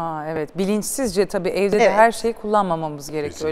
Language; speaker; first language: Turkish; native; Turkish